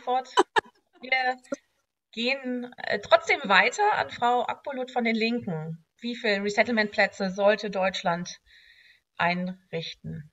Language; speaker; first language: German; native; German